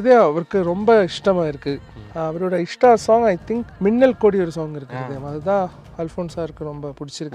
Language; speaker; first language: Tamil; non-native, learner; Malayalam